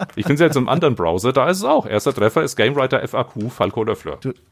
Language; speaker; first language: German; native; German